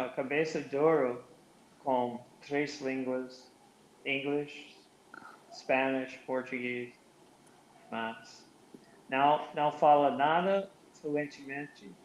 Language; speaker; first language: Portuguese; non-native, learner; English